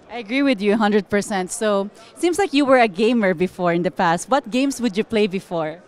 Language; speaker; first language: English; non-native, local second language; Filipino